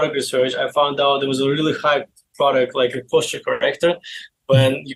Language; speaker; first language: English; non-native, fluent; Azerbaijani